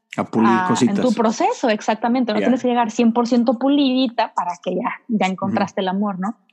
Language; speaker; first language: Spanish; native; Spanish